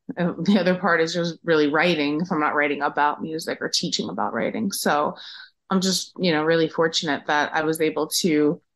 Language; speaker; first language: English; native; English